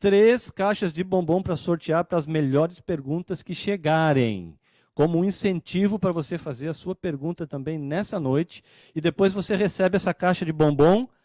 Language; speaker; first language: Portuguese; native; Portuguese